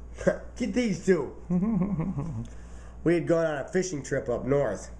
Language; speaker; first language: English; native; English